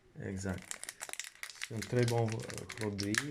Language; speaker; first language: French; non-native, fluent; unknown